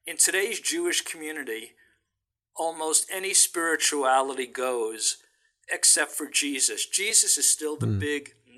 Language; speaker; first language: English; native; English